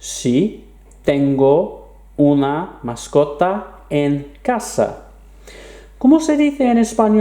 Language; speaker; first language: Spanish; non-native, fluent; English